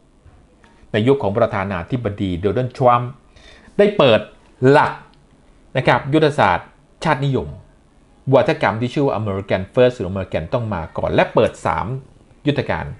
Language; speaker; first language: Thai; native; Thai